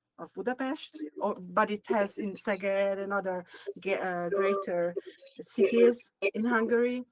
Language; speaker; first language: English; non-native, learner; Hungarian